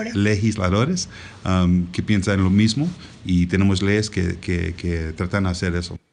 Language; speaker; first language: Spanish; non-native, learner; English